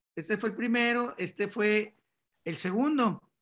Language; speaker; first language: Spanish; native; Spanish